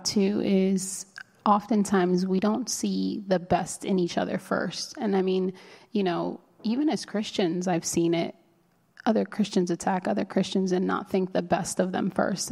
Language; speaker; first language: English; early bilingual, other home language; Spanish